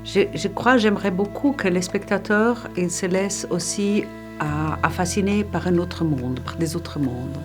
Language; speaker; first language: French; non-native, fluent; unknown